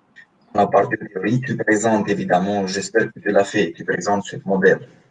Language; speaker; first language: French; non-native, fluent; Romanian